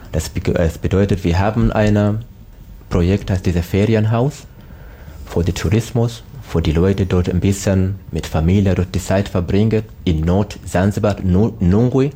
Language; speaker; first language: German; non-native, learner; Swahili